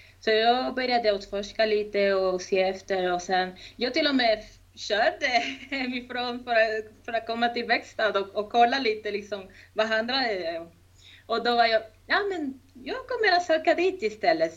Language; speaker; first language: Swedish; non-native, fluent; Spanish